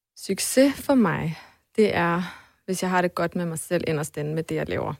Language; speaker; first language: Danish; early bilingual, other home language; Armenian